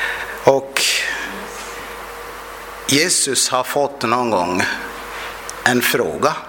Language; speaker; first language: Swedish; non-native, fluent; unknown